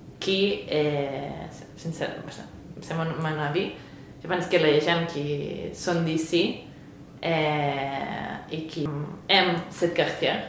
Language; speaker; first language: French; non-native, fluent; Spanish